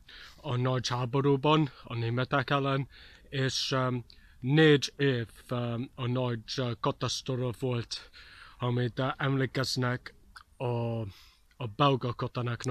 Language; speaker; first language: Hungarian; non-native, learner; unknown